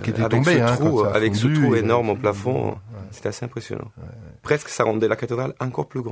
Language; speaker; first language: French; non-native, fluent; Italian